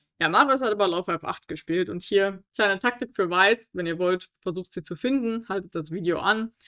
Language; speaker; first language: German; native; German